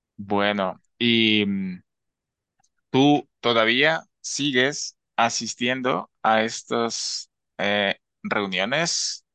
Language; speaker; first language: Spanish; native; Spanish